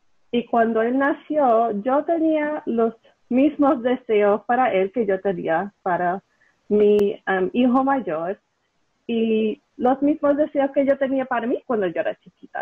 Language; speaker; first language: Spanish; early bilingual, heritage; Spanish